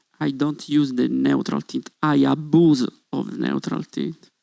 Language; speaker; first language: English; non-native, learner; Italian